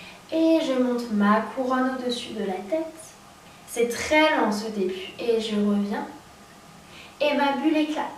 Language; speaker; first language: French; native; French